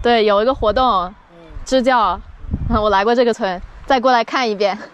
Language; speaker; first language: Chinese; non-native, fluent; English